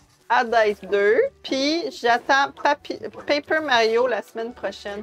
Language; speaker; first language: French; native; French